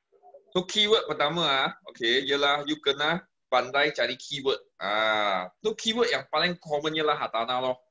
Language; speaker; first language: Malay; non-native, local second language; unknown